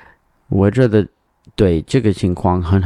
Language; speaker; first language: Chinese; non-native, learner; English